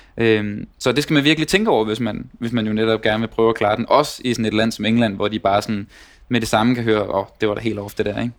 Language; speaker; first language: Danish; native; Danish